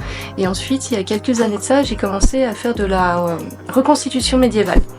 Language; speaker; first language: French; native; French